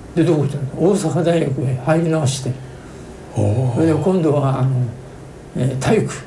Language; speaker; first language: Japanese; native; Japanese